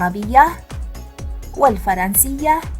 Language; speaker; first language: Arabic; native; Arabic